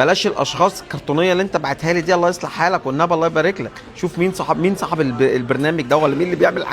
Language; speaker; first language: Arabic; native; Arabic